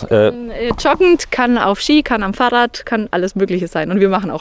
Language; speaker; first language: German; native; German